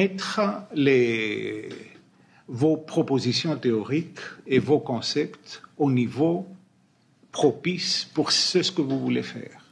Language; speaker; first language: French; non-native, fluent; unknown